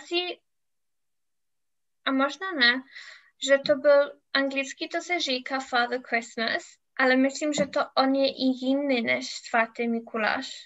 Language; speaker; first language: Czech; non-native, learner; English